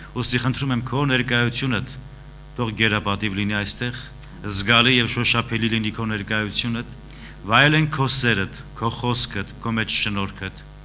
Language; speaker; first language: Armenian; native; Armenian